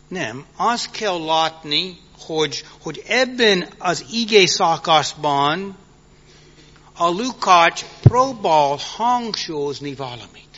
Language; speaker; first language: Hungarian; early bilingual, heritage; English